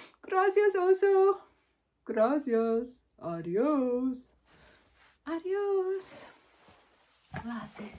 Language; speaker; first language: Spanish; non-native, fluent; English